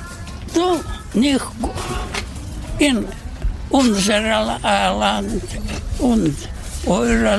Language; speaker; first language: German; non-native, learner; Russian